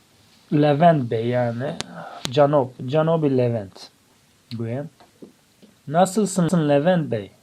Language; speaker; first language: Turkish; non-native, fluent; Tajik